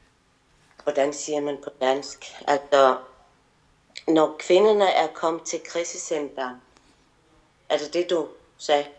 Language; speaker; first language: Danish; non-native, local second language; Kalaallisut